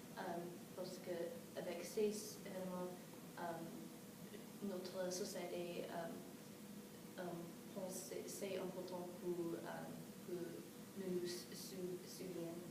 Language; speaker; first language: French; non-native, fluent; English